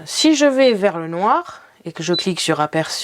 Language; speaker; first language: French; native; French